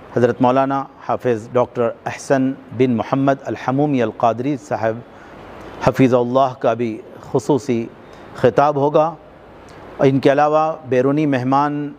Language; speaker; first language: Urdu; native; Urdu